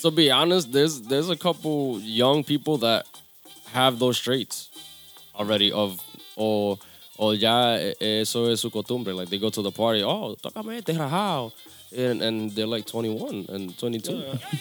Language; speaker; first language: English; early bilingual, other home language; Spanish